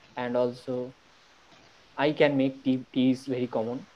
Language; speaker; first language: English; non-native, local second language; Bangla